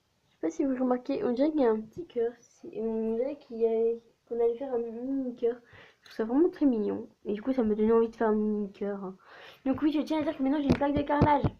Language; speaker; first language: French; native; French